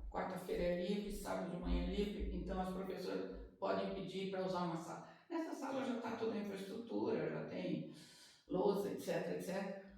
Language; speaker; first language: Portuguese; native; Portuguese